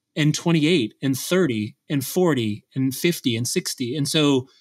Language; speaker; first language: English; native; English